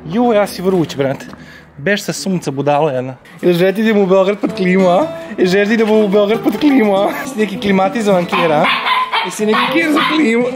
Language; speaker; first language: Serbian; native; Serbian